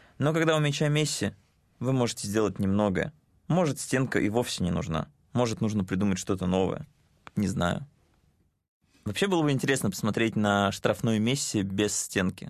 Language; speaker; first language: Russian; native; Russian